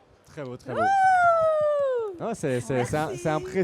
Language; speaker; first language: French; native; French